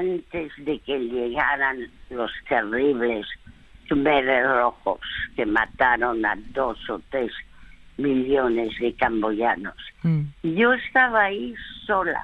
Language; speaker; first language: Spanish; early bilingual, other home language; French